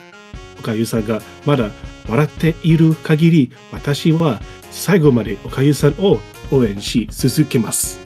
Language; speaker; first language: Japanese; non-native, learner; English